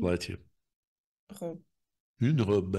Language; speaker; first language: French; non-native, fluent; Russian